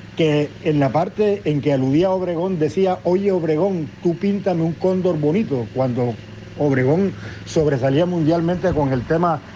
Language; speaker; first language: Spanish; native; Spanish